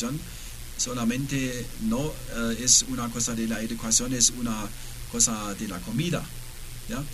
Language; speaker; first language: Spanish; non-native, learner; German